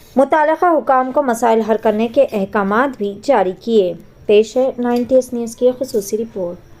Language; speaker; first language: Urdu; native; Urdu